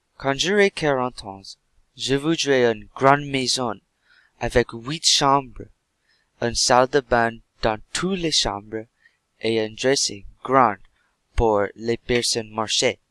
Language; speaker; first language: French; non-native, learner; English